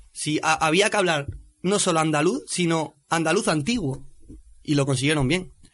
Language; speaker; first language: Spanish; native; Spanish